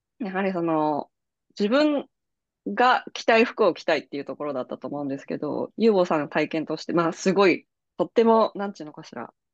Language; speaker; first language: Japanese; native; Japanese